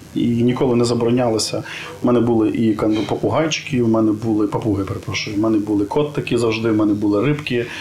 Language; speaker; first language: Ukrainian; native; Ukrainian